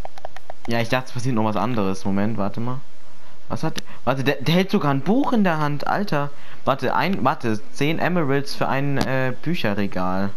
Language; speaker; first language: German; native; German